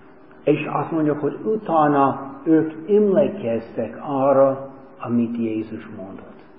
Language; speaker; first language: Hungarian; non-native, fluent; English